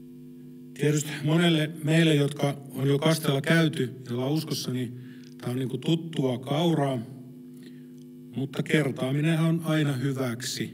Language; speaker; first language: Finnish; native; Finnish